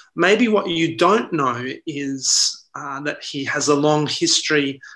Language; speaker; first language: English; early bilingual, other home language; Italian